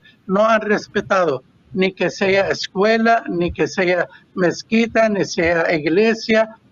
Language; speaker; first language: Spanish; non-native, fluent; Arabic